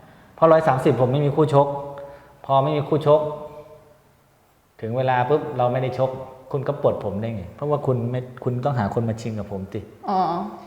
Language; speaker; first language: Thai; native; Thai